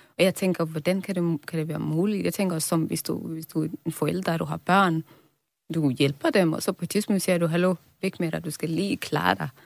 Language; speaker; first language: Danish; non-native, fluent; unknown